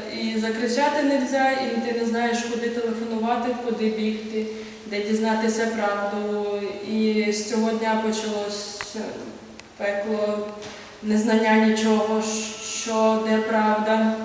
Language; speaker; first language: Ukrainian; native; Ukrainian